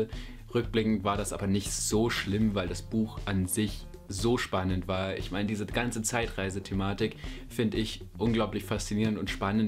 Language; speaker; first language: German; native; German